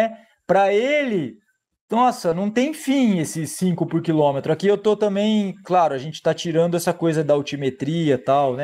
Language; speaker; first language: Portuguese; native; Portuguese